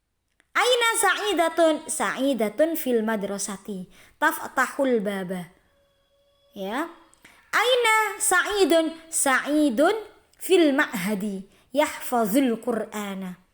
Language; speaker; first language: Arabic; non-native, fluent; Indonesian